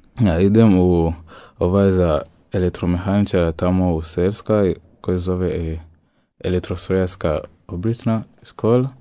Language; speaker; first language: Croatian; non-native, learner; French